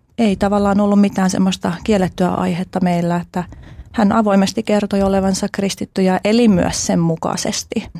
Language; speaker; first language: Finnish; early bilingual, other home language; Albanian